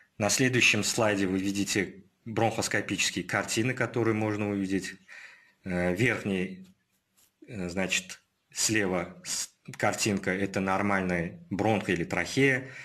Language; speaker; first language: Russian; non-native, local second language; Uzbek